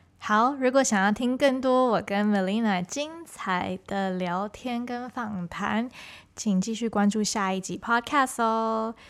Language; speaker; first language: Chinese; early bilingual, heritage; Chinese